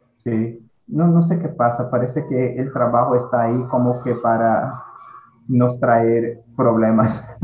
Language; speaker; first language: Spanish; non-native, fluent; Portuguese